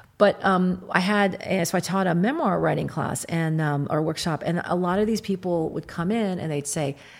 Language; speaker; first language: English; early bilingual, other home language; Arabic